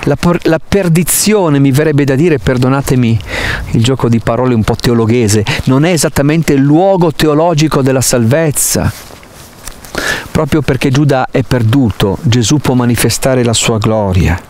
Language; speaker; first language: Italian; native; Italian